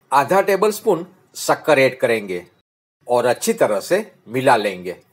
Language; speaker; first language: Hindi; non-native, local second language; Gujarati